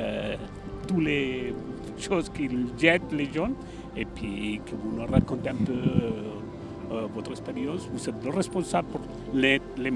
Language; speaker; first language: French; non-native, fluent; Spanish